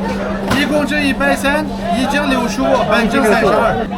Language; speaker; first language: Chinese; non-native, local second language; Uyghur